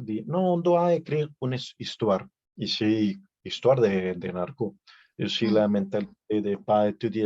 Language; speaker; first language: French; non-native, learner; Spanish